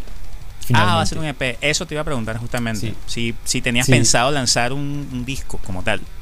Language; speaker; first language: Spanish; native; Spanish